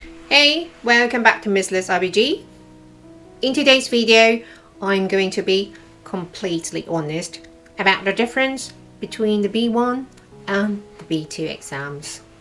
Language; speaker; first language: English; non-native, fluent; Cantonese